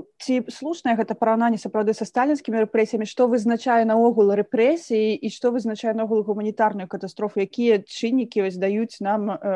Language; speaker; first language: Belarusian; native; Belarusian